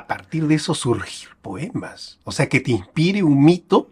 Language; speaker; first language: Spanish; native; Spanish